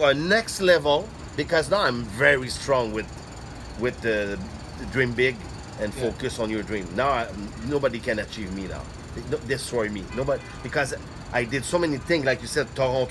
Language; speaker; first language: English; non-native, learner; French